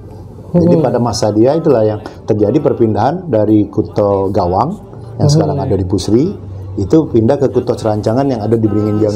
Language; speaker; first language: Indonesian; native; Indonesian